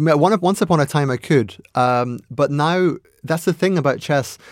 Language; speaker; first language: English; native; English